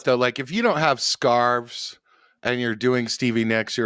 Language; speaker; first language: English; native; English